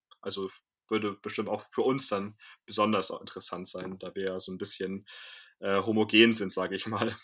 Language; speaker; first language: German; native; German